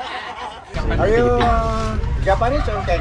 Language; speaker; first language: English; non-native, local second language; Filipino